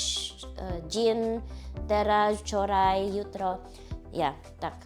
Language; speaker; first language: Polish; non-native, learner; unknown